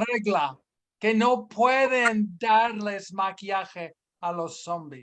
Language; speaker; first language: Spanish; non-native, fluent; English